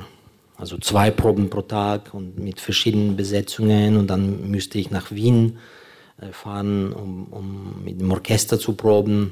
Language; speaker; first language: German; non-native, fluent; Ukrainian